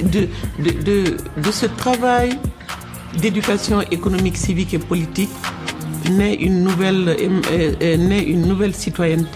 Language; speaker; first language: French; non-native, local second language; Bambara